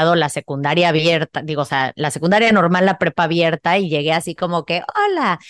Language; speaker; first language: Spanish; native; Spanish